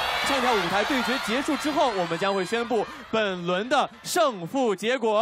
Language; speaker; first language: Chinese; native; Chinese